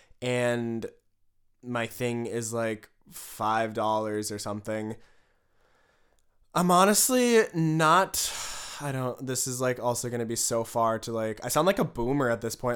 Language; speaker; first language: English; native; English